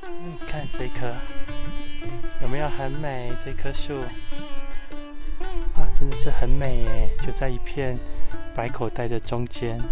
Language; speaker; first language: Chinese; native; Chinese